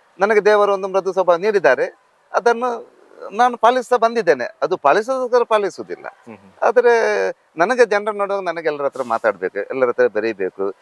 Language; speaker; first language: Kannada; non-native, local second language; Konkani